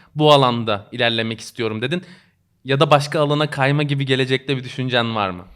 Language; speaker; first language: Turkish; native; Turkish